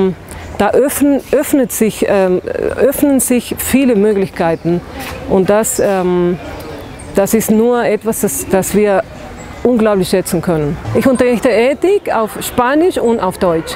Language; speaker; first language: German; non-native, fluent; Spanish